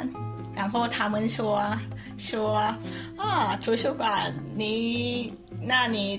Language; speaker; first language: Chinese; non-native, learner; Thai